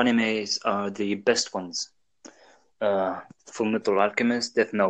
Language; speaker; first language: English; non-native, fluent; Arabic